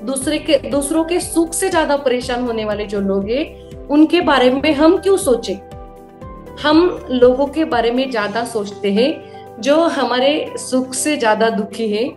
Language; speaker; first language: Hindi; native; Hindi